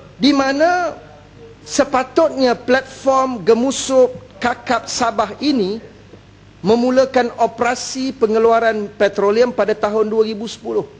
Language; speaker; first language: Malay; native; Malay